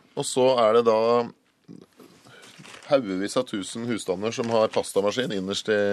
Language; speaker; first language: Norwegian; native; Norwegian